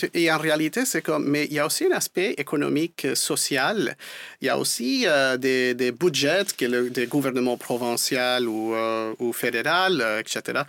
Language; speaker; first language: French; non-native, fluent; Spanish